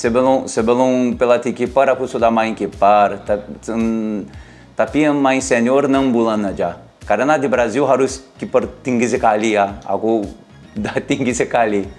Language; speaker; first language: Indonesian; non-native, learner; Portuguese